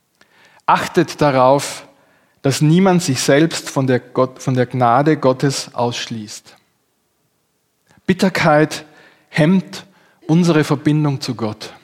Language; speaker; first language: German; native; German